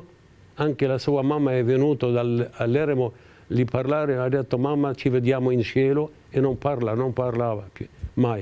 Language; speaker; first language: Italian; non-native, fluent; Arabic